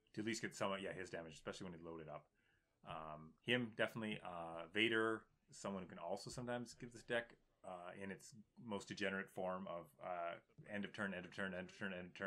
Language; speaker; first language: English; native; English